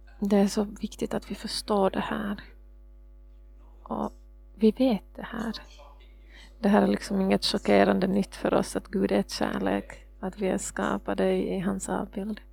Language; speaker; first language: Swedish; non-native, fluent; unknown